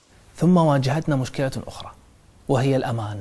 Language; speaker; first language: Arabic; native; Arabic